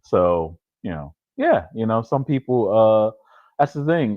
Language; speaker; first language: English; native; English